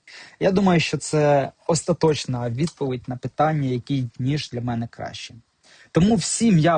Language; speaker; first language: Ukrainian; native; Ukrainian